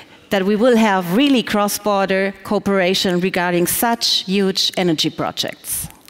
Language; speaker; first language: English; non-native, fluent; German